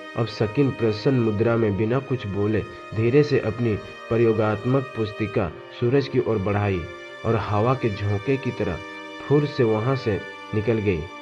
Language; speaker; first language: Hindi; native; Hindi